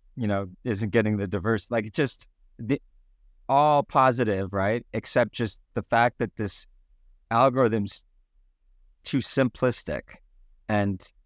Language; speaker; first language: English; native; English